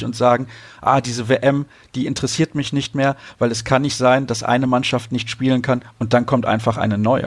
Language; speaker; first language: German; native; German